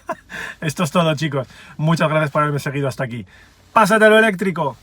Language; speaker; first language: Spanish; native; Spanish